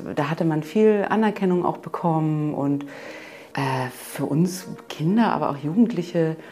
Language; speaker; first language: German; native; German